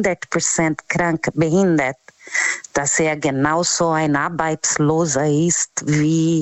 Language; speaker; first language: German; non-native, learner; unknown